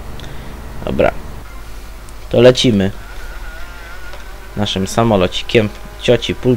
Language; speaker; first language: Polish; native; Polish